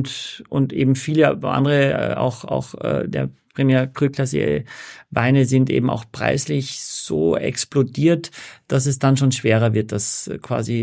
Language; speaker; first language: German; native; German